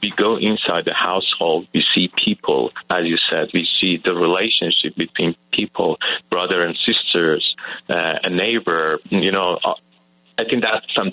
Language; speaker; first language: English; non-native, fluent; Persian